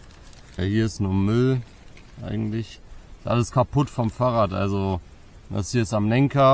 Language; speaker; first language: German; native; German